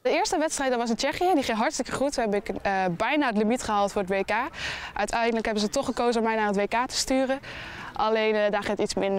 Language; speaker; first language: Dutch; native; Dutch